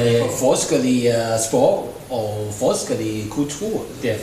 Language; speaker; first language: Danish; non-native, learner; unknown